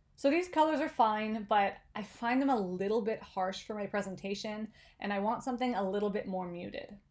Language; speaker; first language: English; native; English